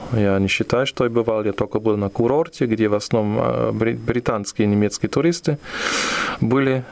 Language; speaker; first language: Russian; non-native, fluent; German